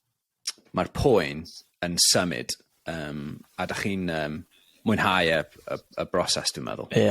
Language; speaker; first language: Welsh; non-native, local second language; English